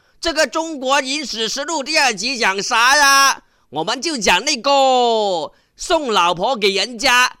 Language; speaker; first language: Chinese; non-native, local second language; Cantonese